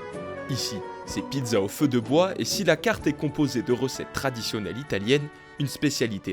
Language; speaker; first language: French; native; French